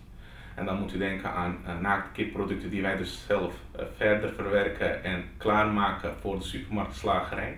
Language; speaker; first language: Dutch; early bilingual, other home language; Turkish